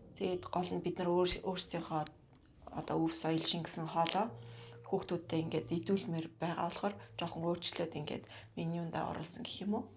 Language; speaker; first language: Mongolian; non-native, local second language; Kazakh